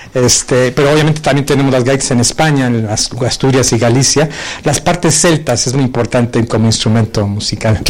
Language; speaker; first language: Spanish; early bilingual, heritage; Spanish